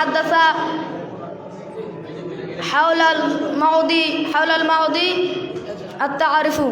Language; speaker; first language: Arabic; non-native, learner; Bangla